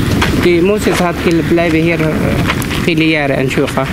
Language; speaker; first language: German; non-native, learner; Arabic